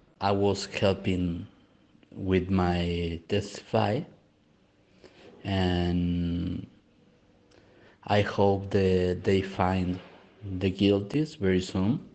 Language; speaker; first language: English; non-native, learner; Spanish